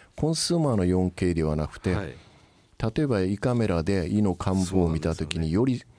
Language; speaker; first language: Japanese; native; Japanese